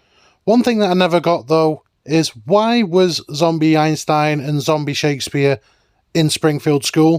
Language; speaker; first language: English; native; English